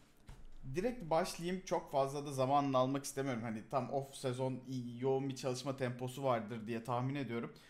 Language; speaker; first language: Turkish; native; Turkish